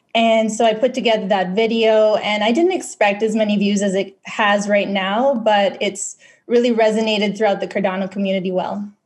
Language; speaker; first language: English; non-native, local second language; Filipino